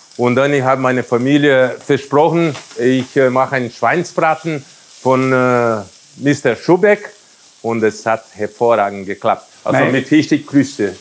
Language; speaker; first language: German; non-native, fluent; Portuguese